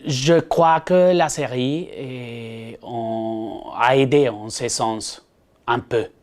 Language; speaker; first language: French; non-native, fluent; Spanish